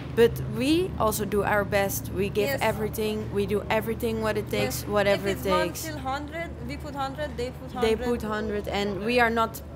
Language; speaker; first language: English; non-native, fluent; Dutch